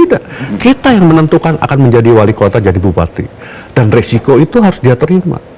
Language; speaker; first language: Indonesian; native; Indonesian